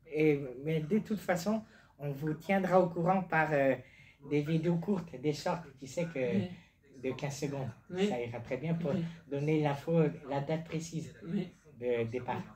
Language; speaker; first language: French; native; French